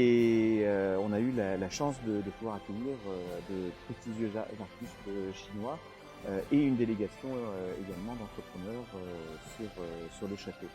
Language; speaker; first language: French; native; French